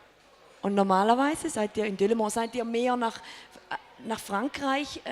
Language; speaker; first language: German; native; German